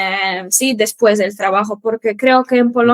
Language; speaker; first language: Spanish; non-native, fluent; Polish